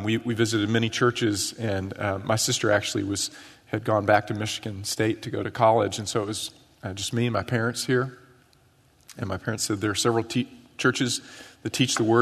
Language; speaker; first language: English; native; English